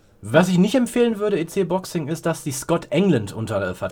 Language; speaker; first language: German; native; German